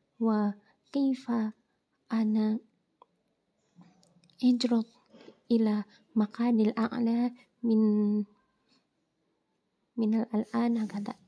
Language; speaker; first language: Arabic; non-native, learner; Indonesian